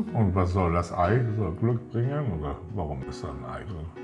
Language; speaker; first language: German; native; German